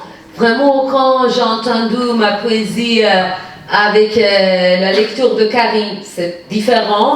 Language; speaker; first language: French; non-native, fluent; Persian